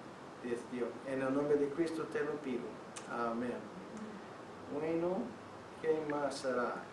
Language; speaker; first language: Spanish; non-native, fluent; English